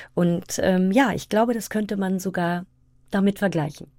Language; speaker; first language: German; native; German